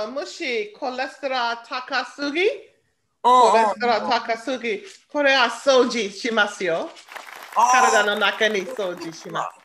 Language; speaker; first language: Japanese; non-native, learner; English